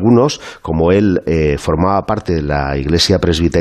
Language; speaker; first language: Spanish; native; Spanish